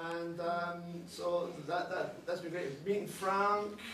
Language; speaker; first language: English; native; English